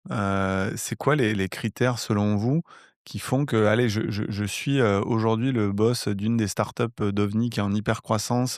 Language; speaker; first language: French; native; French